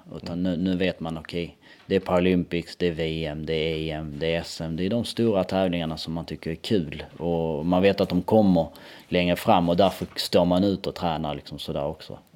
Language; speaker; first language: Swedish; early bilingual, other home language; Albanian